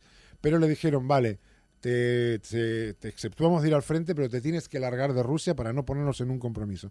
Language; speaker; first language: Spanish; native; Spanish